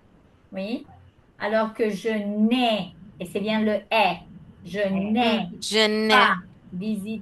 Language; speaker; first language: French; non-native, fluent; Spanish